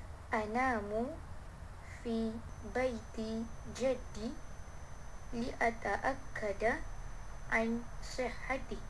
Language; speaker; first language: Arabic; non-native, learner; Malay